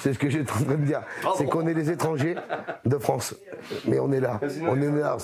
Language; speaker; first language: French; native; French